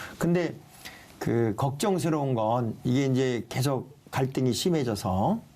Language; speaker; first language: Korean; native; Korean